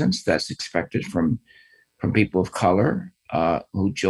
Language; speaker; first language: English; native; English